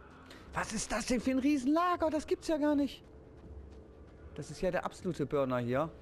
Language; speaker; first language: German; native; German